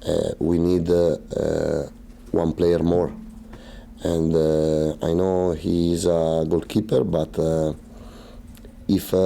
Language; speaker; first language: English; non-native, learner; Italian